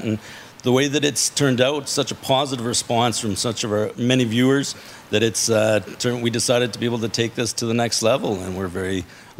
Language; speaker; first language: English; native; English